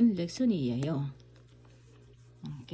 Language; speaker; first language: Korean; non-native, fluent; Filipino